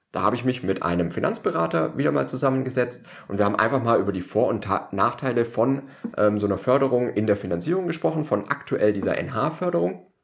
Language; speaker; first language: German; native; German